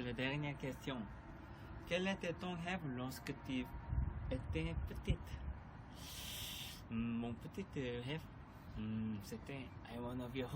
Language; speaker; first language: French; non-native, learner; Korean